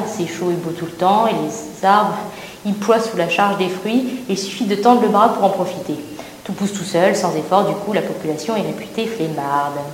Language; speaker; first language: French; native; French